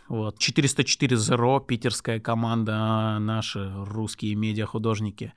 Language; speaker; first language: Russian; non-native, local second language; Lezghian